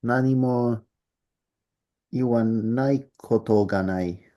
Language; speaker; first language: Japanese; non-native, learner; English